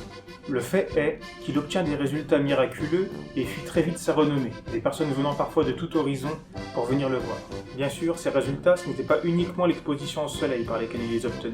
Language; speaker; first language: French; native; French